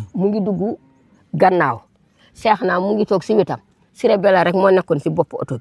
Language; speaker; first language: Wolof; non-native, local second language; Fula